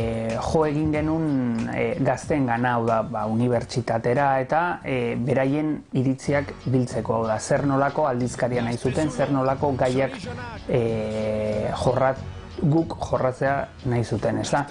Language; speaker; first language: Basque; native; Basque